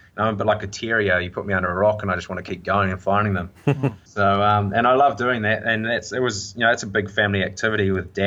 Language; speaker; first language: English; native; English